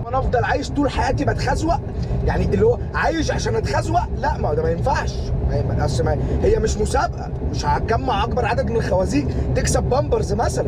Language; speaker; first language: Arabic; native; Arabic